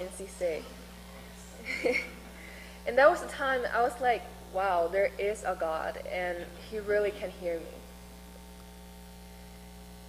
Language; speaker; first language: English; non-native, fluent; Chinese